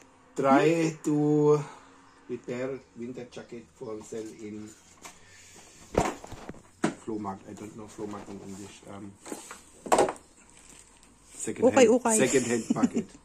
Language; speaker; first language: English; non-native, learner; German